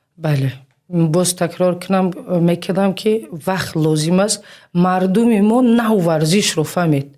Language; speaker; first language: Tajik; native; Tajik